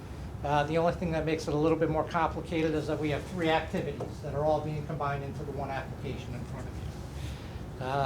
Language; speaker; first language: English; native; English